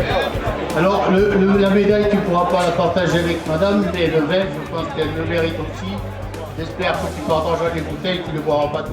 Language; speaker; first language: French; native; French